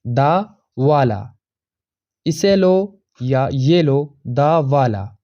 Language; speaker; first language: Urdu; non-native, local second language; Pashto